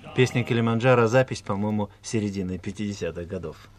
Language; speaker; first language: Russian; native; Russian